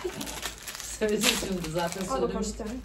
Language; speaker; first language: Turkish; early bilingual, heritage; Turkish